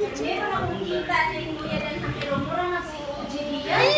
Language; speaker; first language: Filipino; non-native, local second language; Cebuano